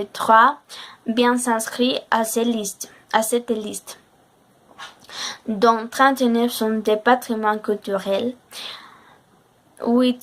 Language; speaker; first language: French; non-native, learner; Spanish